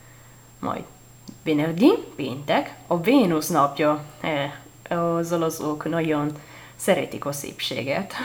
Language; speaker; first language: Hungarian; non-native, learner; Italian